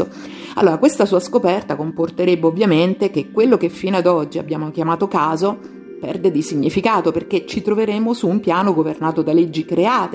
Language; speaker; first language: Italian; native; Italian